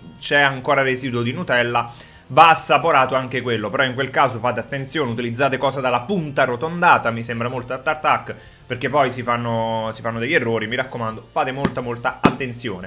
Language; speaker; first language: Italian; native; Italian